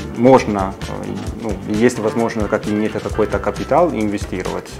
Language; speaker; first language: Russian; non-native, fluent; Italian